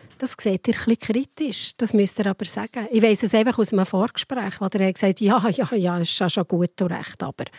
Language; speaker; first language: German; native; German